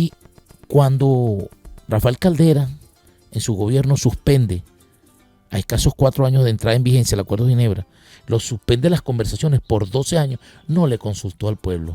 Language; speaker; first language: Spanish; native; Spanish